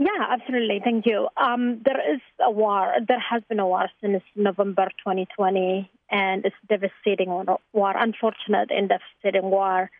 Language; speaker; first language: English; non-native, fluent; Tigrinya